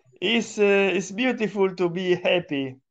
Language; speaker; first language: English; non-native, learner; Italian